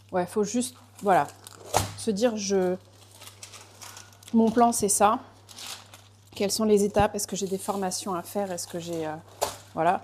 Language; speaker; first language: French; native; French